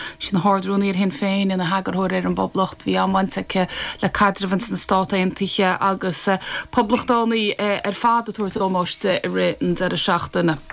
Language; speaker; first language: Irish; native; Irish